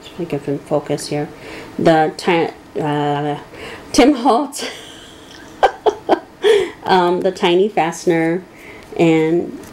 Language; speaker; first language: English; native; English